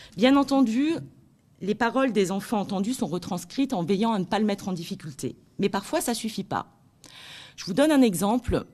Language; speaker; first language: French; native; French